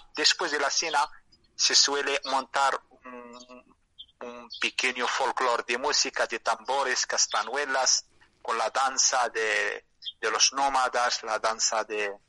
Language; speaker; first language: Spanish; non-native, fluent; Arabic